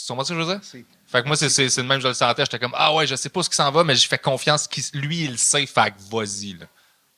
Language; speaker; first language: French; native; French